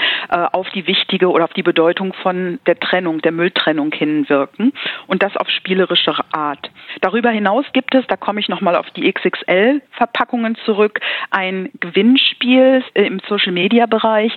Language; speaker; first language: German; native; German